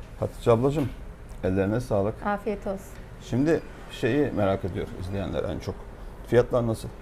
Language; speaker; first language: Turkish; native; Turkish